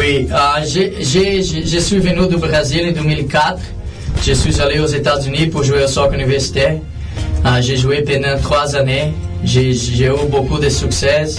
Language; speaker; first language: French; non-native, learner; Portuguese